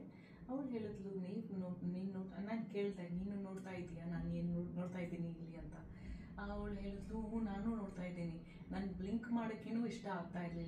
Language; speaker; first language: Kannada; non-native, local second language; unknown